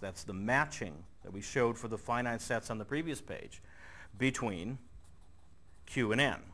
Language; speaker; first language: English; native; English